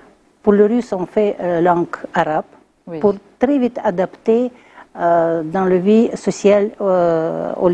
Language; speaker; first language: French; non-native, learner; Russian